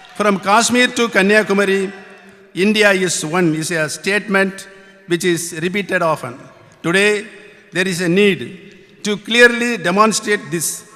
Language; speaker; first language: English; non-native, local second language; Tamil